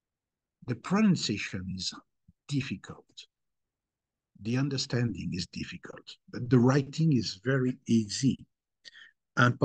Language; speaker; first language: English; non-native, fluent; French